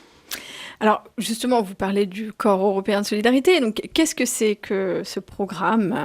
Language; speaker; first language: French; native; French